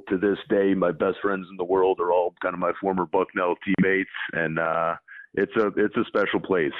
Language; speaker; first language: English; native; English